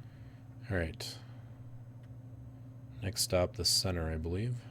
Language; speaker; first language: English; native; English